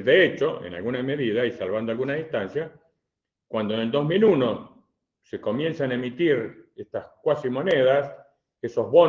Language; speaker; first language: Spanish; native; Spanish